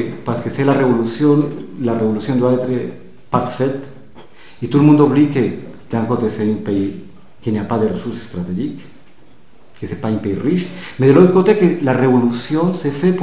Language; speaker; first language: French; non-native, fluent; Spanish